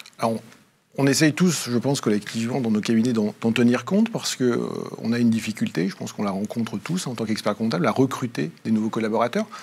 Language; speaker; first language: French; native; French